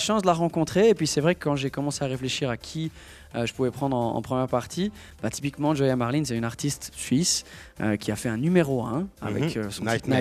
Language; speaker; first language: French; native; French